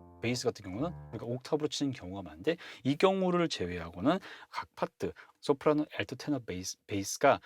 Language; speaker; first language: Korean; native; Korean